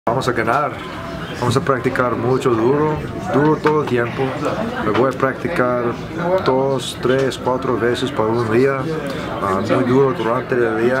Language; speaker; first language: Spanish; non-native, learner; English